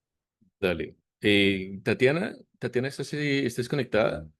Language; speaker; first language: Spanish; native; Spanish